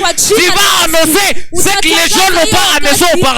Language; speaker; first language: French; non-native, local second language; Swahili